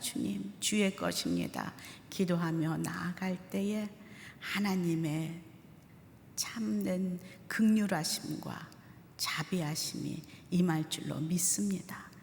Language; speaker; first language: Korean; native; Korean